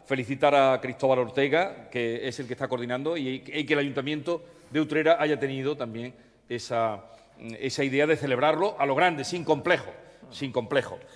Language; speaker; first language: Spanish; native; Spanish